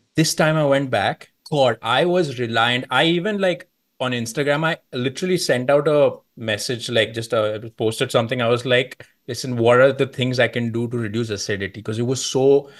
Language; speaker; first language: English; non-native, local second language; Marathi